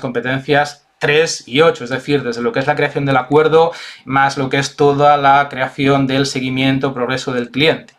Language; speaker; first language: Spanish; native; Spanish